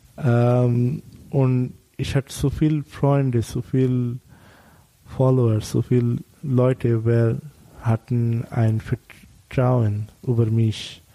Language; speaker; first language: German; non-native, learner; Bangla